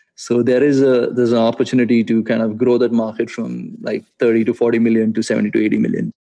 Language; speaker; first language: English; non-native, local second language; Hindi